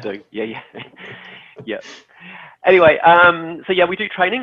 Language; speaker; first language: English; native; English